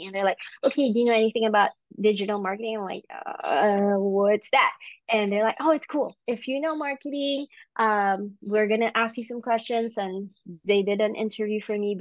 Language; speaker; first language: English; non-native, local second language; Filipino